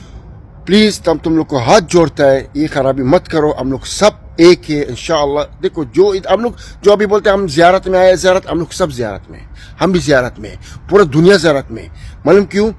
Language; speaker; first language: Hindi; non-native, fluent; Arabic